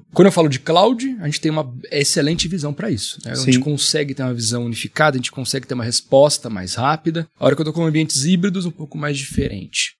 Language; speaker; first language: Portuguese; native; Portuguese